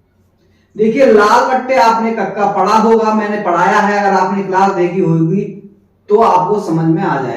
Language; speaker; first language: Hindi; native; Hindi